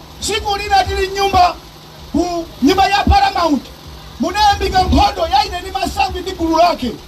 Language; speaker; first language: Nyanja; native; Nyanja